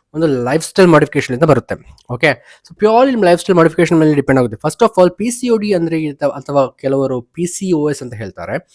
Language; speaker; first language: Kannada; native; Kannada